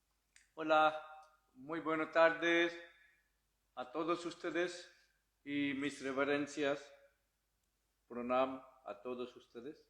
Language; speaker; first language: Spanish; non-native, learner; Bangla